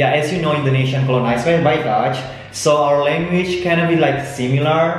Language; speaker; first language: English; non-native, learner; Indonesian